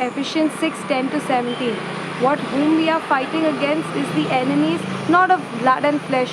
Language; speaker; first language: English; non-native, local second language; Malayalam